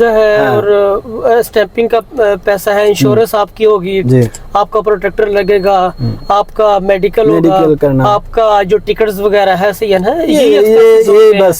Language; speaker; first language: Hindi; native; Hindi